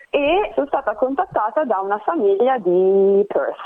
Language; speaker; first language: Italian; native; Italian